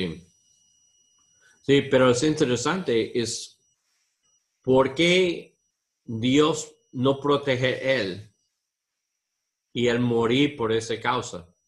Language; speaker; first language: Spanish; non-native, learner; English